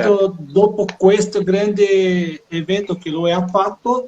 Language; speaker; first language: Italian; non-native, learner; Portuguese